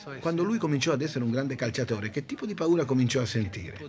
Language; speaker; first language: Italian; native; Italian